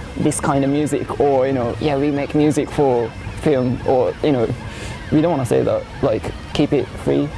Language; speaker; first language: English; non-native, learner; Japanese